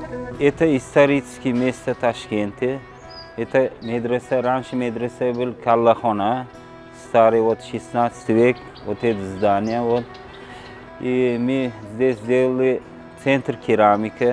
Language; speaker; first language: Russian; non-native, learner; Uzbek